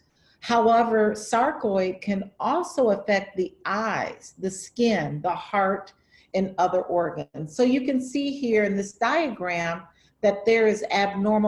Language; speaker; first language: English; native; English